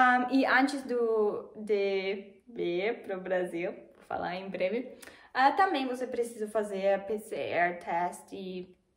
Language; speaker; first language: Portuguese; non-native, fluent; German